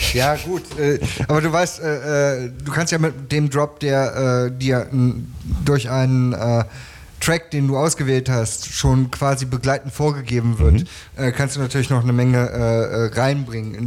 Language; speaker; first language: German; native; German